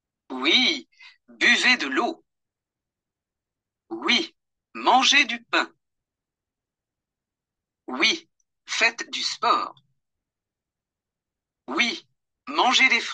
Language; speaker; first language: French; non-native, fluent; Indonesian